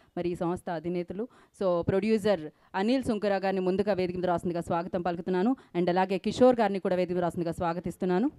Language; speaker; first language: Telugu; native; Telugu